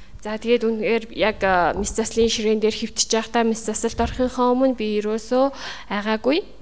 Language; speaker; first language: Mongolian; native; Mongolian